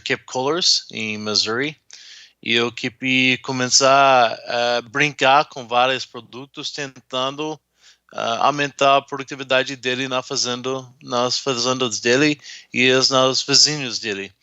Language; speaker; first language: Portuguese; non-native, fluent; English